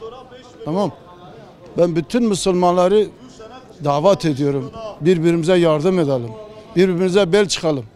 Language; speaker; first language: Turkish; non-native, local second language; Kurdish